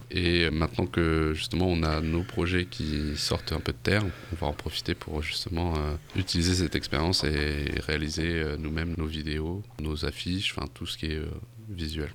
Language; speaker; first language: French; native; French